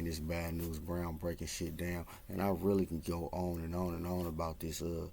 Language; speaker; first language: English; native; English